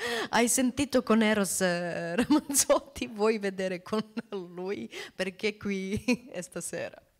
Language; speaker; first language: Italian; non-native, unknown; Serbian